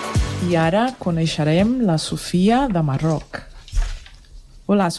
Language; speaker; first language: Catalan; non-native, learner; Portuguese